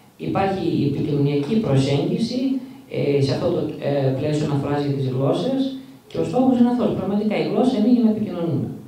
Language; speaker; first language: Greek; early bilingual, heritage; Greek